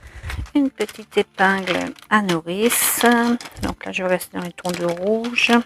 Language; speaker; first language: French; native; French